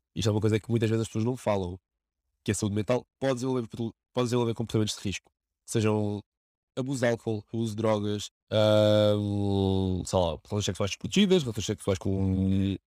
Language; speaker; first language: Portuguese; native; Portuguese